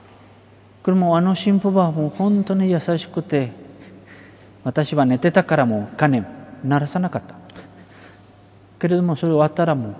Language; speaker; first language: Japanese; non-native, fluent; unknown